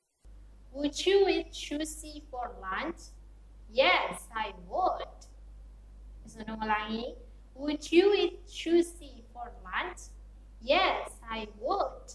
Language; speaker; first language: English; non-native, fluent; Indonesian